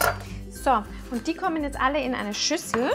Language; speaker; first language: German; native; German